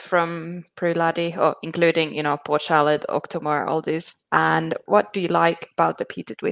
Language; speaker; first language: English; non-native, fluent; Finnish